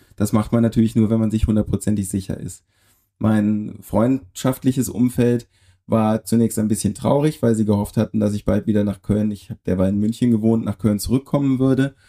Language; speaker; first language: German; native; German